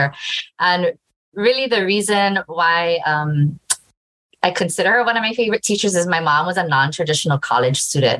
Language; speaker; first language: English; native; English